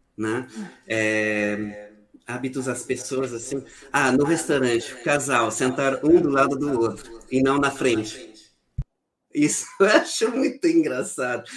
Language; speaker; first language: Portuguese; non-native, fluent; French